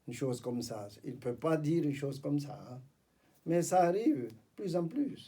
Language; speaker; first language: French; non-native, fluent; Tibetan